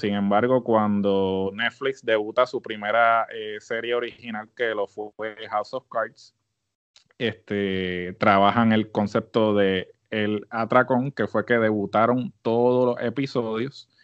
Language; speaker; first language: Spanish; native; Spanish